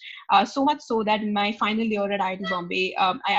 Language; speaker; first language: English; non-native, local second language; Hindi